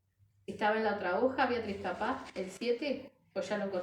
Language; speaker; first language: Spanish; native; Spanish